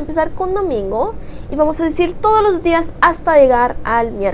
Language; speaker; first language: Spanish; early bilingual, heritage; Spanish